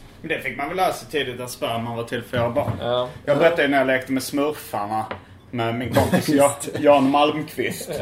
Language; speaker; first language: Swedish; native; Swedish